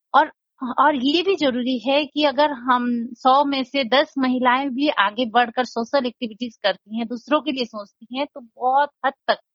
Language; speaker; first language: Hindi; non-native, local second language; Nepali